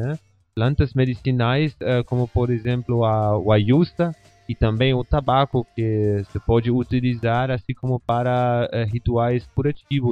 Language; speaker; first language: Portuguese; non-native, fluent; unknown